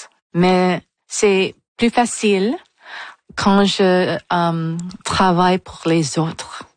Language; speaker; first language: French; non-native, fluent; English